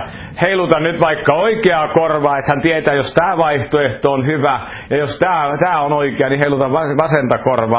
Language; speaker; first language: Finnish; native; Finnish